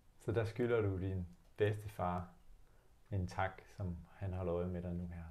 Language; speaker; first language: Danish; native; Danish